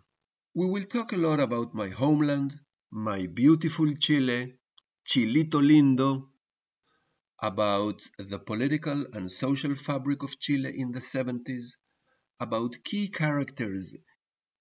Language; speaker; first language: English; early bilingual, other home language; Spanish